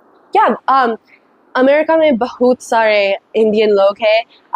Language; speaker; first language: Hindi; early bilingual, heritage; English